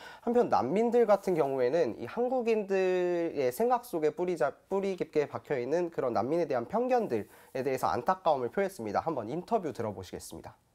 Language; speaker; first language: Korean; native; Korean